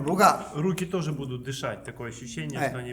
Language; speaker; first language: Russian; native; Russian